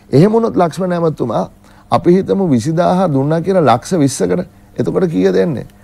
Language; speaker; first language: Sinhala; native; Sinhala